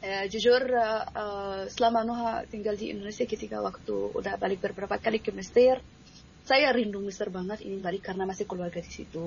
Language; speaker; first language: Indonesian; non-native, fluent; Arabic